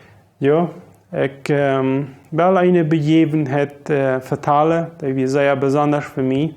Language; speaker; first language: German; non-native, local second language; Low German